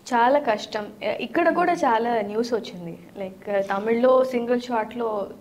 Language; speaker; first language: Telugu; non-native, learner; Tamil